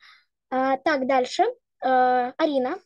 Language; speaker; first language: Russian; native; Russian